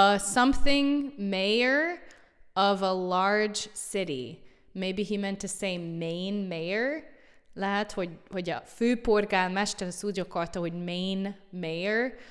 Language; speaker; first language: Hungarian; non-native, fluent; English